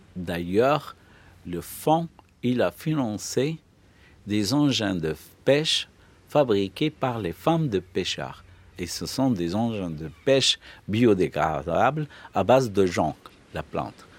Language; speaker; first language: French; non-native, local second language; Arabic